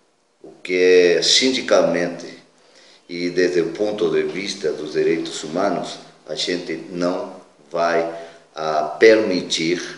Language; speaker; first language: Portuguese; non-native, fluent; Spanish